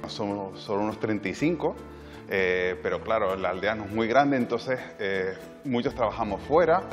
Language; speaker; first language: Spanish; native; Spanish